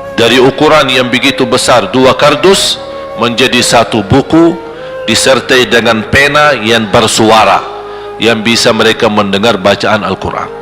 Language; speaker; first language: Malay; non-native, fluent; Arabic